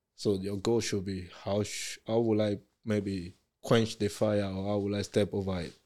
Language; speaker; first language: English; non-native, local second language; Yoruba